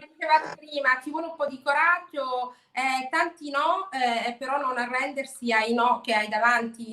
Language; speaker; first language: Italian; native; Italian